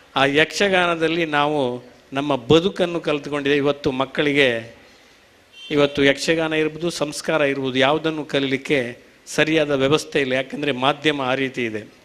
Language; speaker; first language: Kannada; native; Kannada